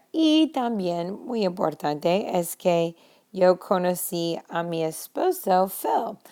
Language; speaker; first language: Spanish; non-native, fluent; English